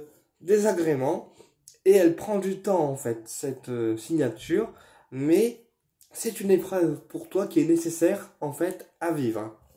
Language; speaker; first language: French; native; French